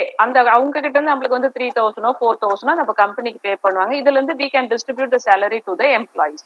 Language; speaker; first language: Tamil; native; Tamil